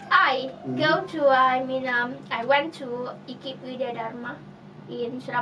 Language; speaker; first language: English; non-native, fluent; Indonesian